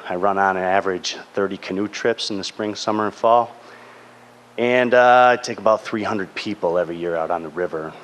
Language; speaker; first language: English; native; English